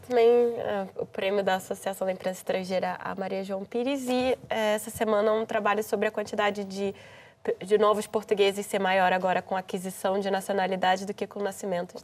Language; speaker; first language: Portuguese; native; Portuguese